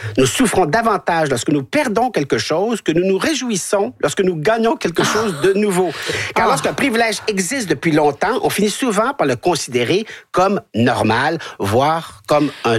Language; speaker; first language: French; native; French